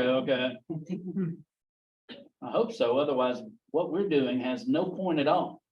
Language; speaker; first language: English; native; English